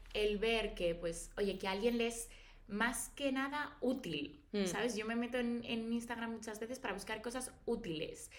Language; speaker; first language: Spanish; native; Spanish